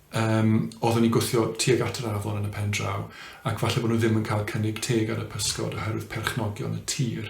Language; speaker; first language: Welsh; non-native, local second language; English